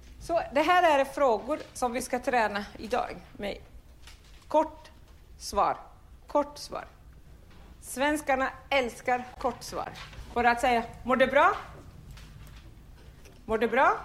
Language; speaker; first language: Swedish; non-native, fluent; Arabic